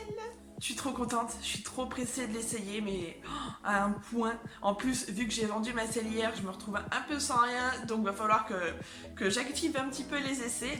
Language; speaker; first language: French; native; French